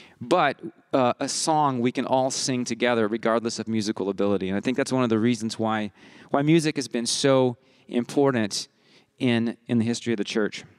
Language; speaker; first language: English; early bilingual, heritage; English